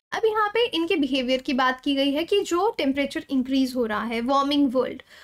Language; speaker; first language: Hindi; native; Hindi